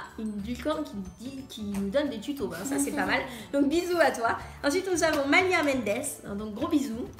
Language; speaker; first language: French; native; French